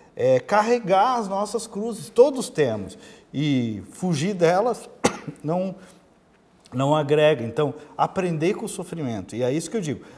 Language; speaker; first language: Portuguese; native; Portuguese